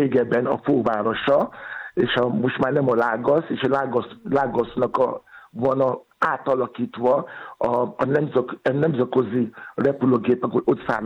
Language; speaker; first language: Hungarian; non-native, learner; Yoruba